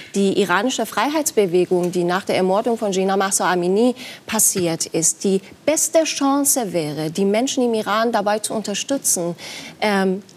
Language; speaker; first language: German; non-native, fluent; Persian